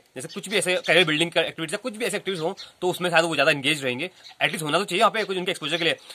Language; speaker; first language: Hindi; native; Hindi